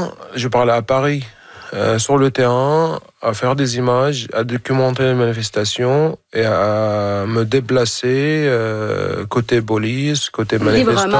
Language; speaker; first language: French; non-native, fluent; Arabic